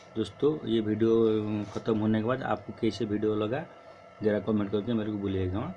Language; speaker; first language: Hindi; non-native, local second language; Odia